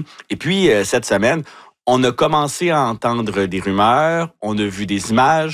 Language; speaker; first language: French; native; French